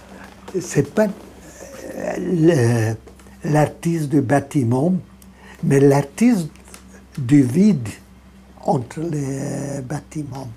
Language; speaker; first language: French; non-native, fluent; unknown